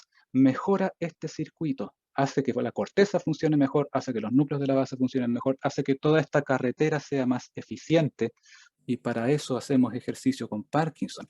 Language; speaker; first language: Spanish; native; Spanish